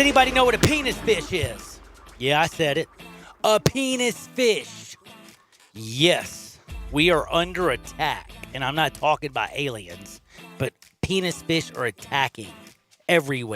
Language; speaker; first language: English; native; English